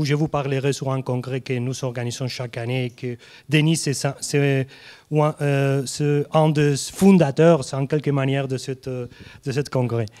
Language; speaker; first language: French; non-native, fluent; Spanish